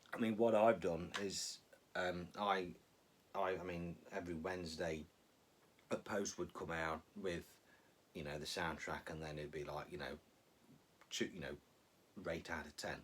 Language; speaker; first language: English; native; English